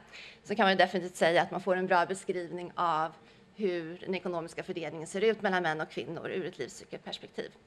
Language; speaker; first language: Swedish; native; Swedish